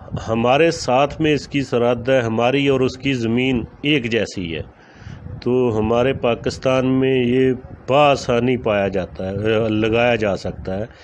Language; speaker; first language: Urdu; native; Urdu